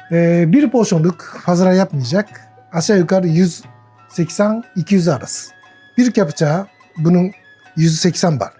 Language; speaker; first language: Turkish; non-native, learner; Japanese